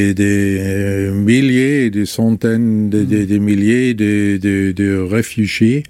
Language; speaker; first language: French; non-native, fluent; German